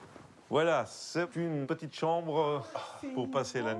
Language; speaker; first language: French; native; French